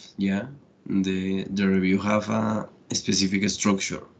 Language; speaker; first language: English; non-native, fluent; Spanish